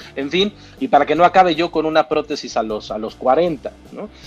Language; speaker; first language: Spanish; native; Spanish